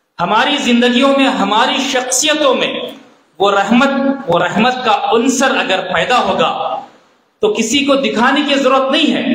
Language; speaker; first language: Urdu; native; Urdu